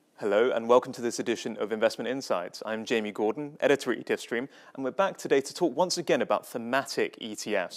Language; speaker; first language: English; native; English